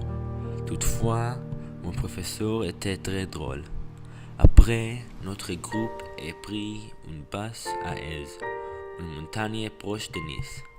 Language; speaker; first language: French; non-native, learner; English